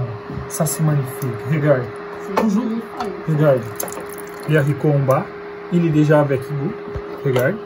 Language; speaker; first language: French; non-native, learner; Portuguese